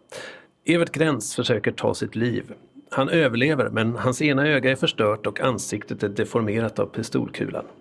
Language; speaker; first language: Swedish; native; Swedish